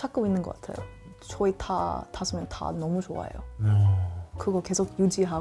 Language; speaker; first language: Korean; non-native, learner; English